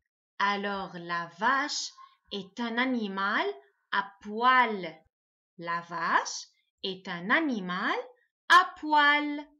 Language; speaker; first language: French; non-native, local second language; Arabic